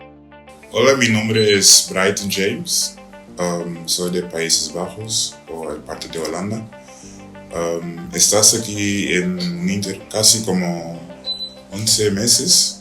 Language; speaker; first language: Spanish; non-native, learner; Dutch